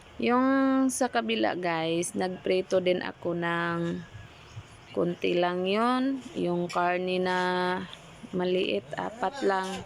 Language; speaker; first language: Filipino; non-native, local second language; Cebuano